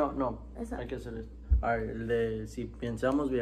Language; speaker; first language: Spanish; early bilingual, other home language; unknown